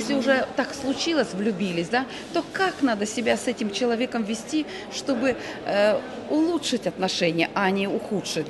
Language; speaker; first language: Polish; non-native, learner; Russian